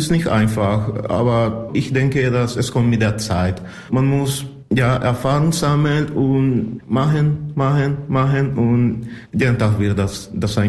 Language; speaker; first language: German; non-native, learner; Spanish